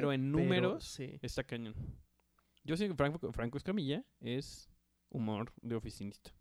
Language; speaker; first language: Spanish; native; Spanish